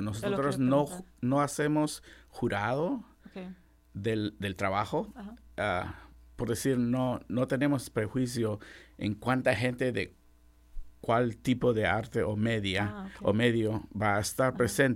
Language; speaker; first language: Spanish; native; Spanish